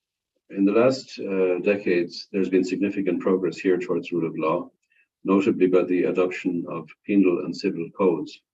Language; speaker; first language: English; non-native, fluent; Irish